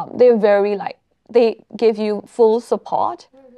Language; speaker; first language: English; non-native, fluent; Burmese